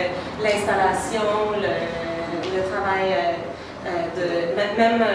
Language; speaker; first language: French; native; French